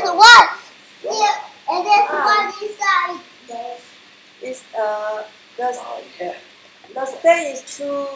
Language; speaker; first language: English; non-native, learner; Chinese